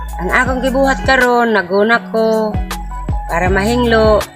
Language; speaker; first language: Cebuano; non-native, local second language; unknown